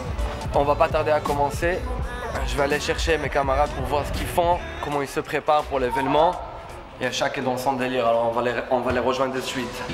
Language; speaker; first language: French; native; French